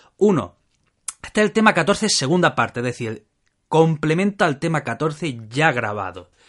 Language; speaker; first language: Spanish; native; Spanish